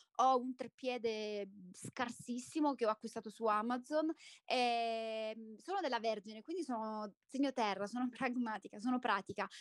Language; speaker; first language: Italian; native; Italian